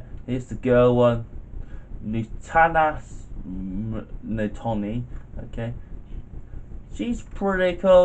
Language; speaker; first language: English; native; English